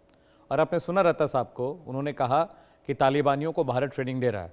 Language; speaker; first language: Hindi; native; Hindi